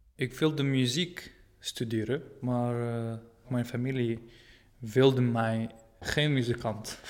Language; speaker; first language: Dutch; non-native, fluent; Arabic